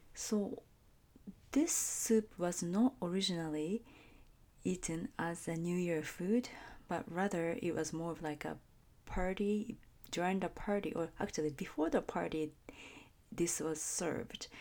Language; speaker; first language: English; non-native, fluent; Japanese